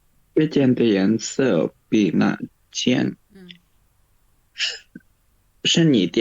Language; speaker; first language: Chinese; non-native, learner; Indonesian